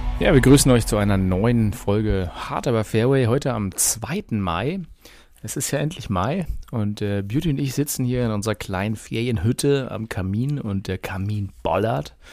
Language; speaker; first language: German; native; German